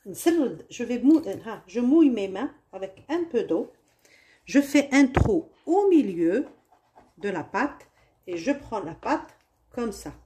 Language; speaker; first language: French; non-native, local second language; Arabic